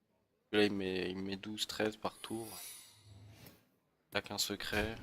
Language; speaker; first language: French; native; French